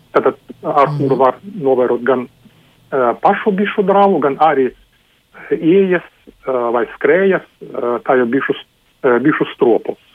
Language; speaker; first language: Latvian; non-native, local second language; Russian